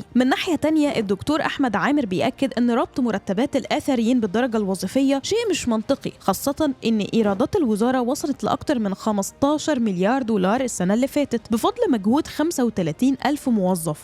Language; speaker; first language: Arabic; native; Arabic